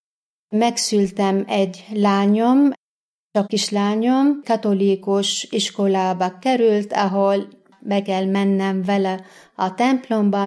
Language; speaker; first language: Hungarian; non-native, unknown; Arabic